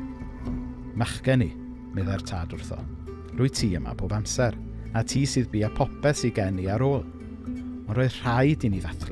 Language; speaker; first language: Welsh; native; Welsh